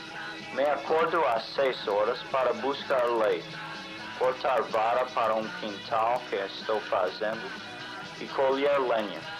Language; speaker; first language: Portuguese; non-native, fluent; English